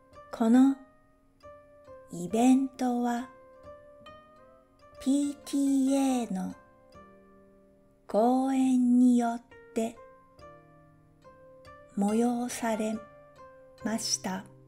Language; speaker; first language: Japanese; native; Japanese